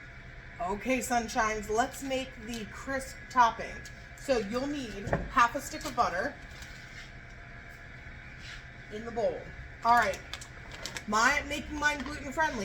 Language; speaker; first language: English; native; English